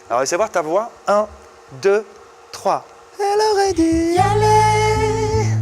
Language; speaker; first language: French; native; French